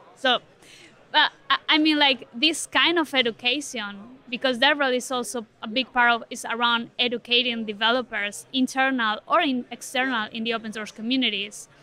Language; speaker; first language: English; non-native, fluent; Spanish